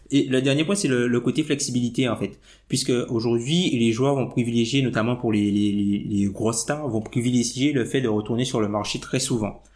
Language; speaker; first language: French; native; French